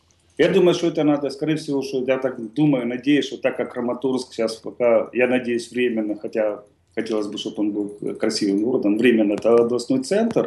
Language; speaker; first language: Russian; native; Russian